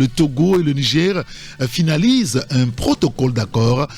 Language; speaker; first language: French; native; French